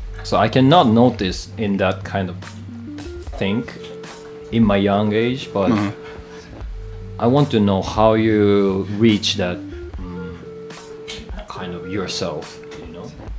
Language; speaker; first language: English; non-native, fluent; Japanese